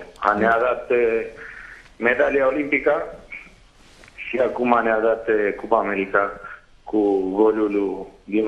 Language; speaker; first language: Romanian; non-native, fluent; Spanish